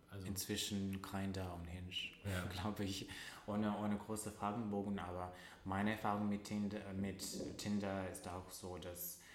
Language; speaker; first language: German; non-native, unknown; Russian